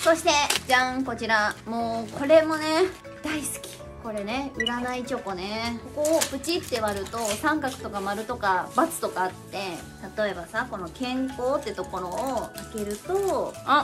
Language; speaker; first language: Japanese; native; Japanese